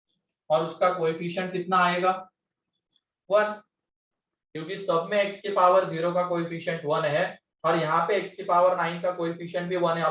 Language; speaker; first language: Hindi; native; Hindi